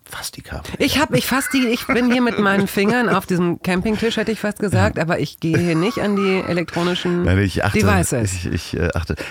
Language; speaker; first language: German; native; German